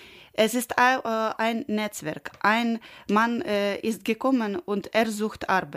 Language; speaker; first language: German; non-native, learner; Ukrainian